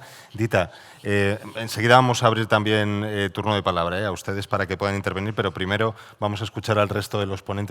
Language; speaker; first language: Spanish; native; Spanish